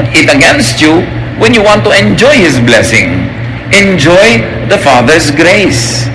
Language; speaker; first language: English; non-native, local second language; Filipino